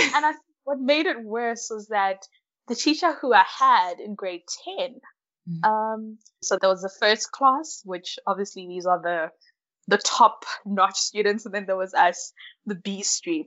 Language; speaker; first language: English; early bilingual, other home language; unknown